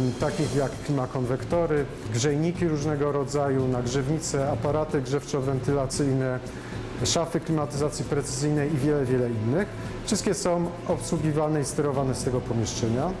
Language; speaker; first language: Polish; native; Polish